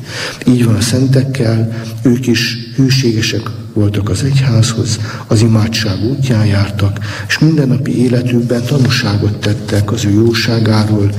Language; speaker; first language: Hungarian; native; Hungarian